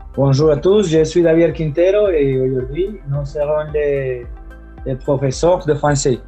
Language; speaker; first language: French; non-native, learner; Spanish